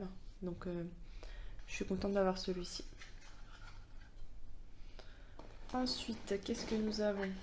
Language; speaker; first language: French; native; French